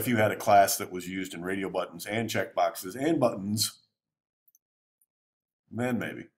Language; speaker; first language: English; native; English